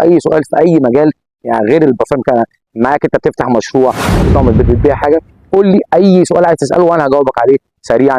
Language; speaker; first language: Arabic; native; Arabic